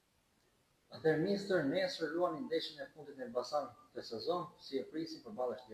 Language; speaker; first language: Albanian; native; Albanian